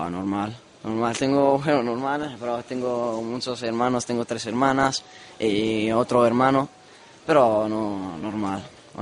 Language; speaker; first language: Spanish; non-native, learner; Italian